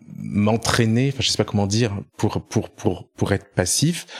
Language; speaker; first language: French; native; French